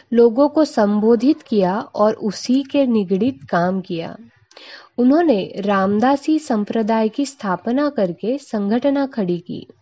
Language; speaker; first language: Hindi; non-native, local second language; Marathi